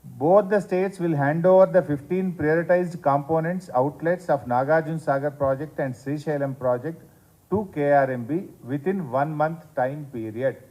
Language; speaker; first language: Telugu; native; Telugu